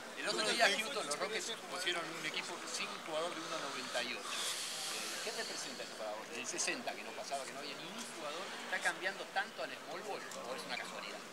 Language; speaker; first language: Spanish; native; Spanish